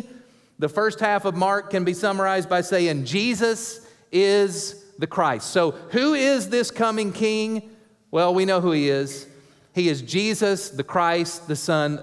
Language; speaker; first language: English; native; English